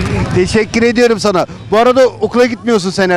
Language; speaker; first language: Turkish; native; Turkish